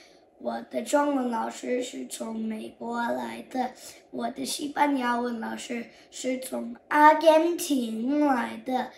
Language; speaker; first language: Chinese; non-native, learner; English